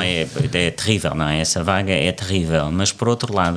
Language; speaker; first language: Portuguese; native; Portuguese